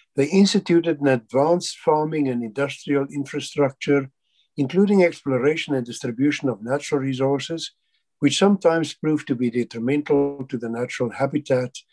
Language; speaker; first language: English; non-native, local second language; Afrikaans